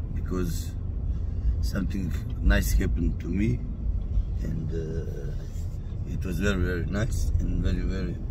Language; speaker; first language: English; non-native, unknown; Croatian